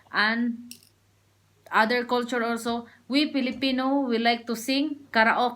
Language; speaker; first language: English; non-native, learner; Filipino